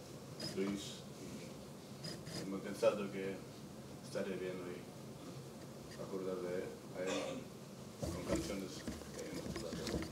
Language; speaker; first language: Spanish; non-native, learner; Russian